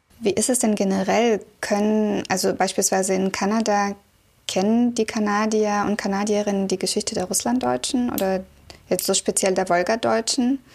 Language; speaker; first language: German; early bilingual, other home language; Russian